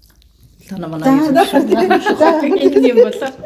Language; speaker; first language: Mongolian; native; Mongolian